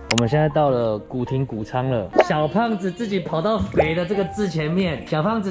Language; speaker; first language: Chinese; native; Chinese